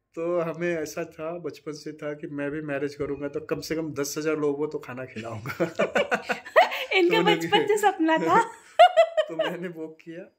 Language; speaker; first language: Hindi; native; Hindi